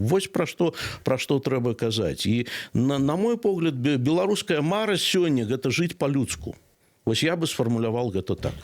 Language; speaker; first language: Belarusian; native; Belarusian